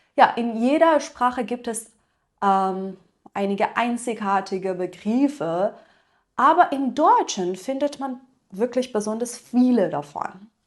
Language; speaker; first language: German; non-native, fluent; Persian